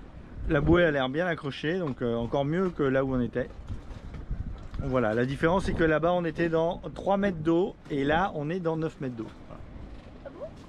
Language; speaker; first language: French; native; French